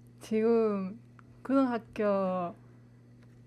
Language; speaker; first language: Korean; non-native, learner; Spanish